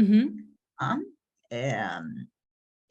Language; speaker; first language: French; non-native, learner; English